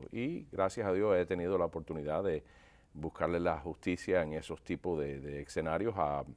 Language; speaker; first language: Spanish; early bilingual, heritage; Spanish